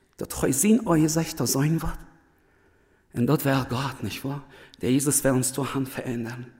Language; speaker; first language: German; early bilingual, other home language; Plautdietsch